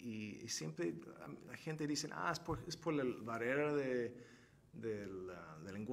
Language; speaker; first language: Spanish; non-native, fluent; Turkish